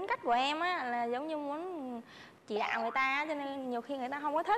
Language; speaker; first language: Vietnamese; native; Vietnamese